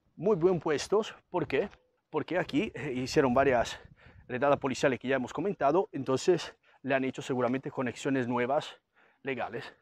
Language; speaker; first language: Spanish; non-native, fluent; Italian